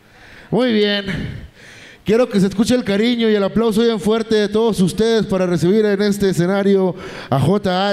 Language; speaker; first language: Spanish; native; Spanish